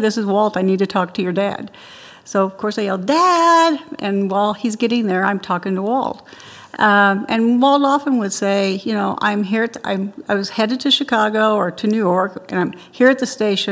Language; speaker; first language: English; native; English